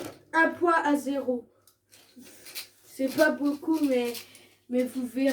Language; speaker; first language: French; native; French